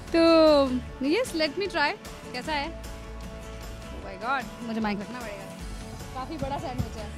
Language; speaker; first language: Hindi; native; Hindi